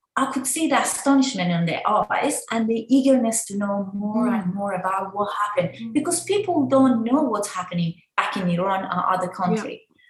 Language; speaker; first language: English; non-native, fluent; Persian